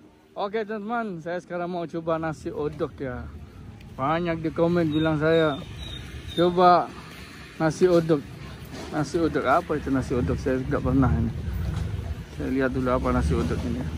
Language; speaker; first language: Indonesian; non-native, learner; Arabic